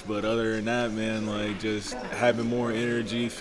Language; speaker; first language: English; native; English